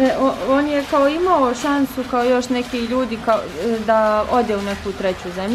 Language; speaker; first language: Bosnian; native; Bosnian